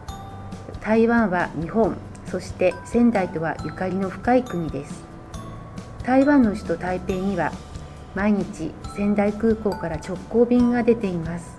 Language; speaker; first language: Japanese; native; Japanese